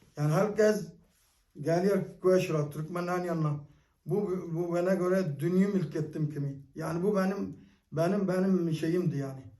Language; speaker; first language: Turkish; early bilingual, heritage; Turkish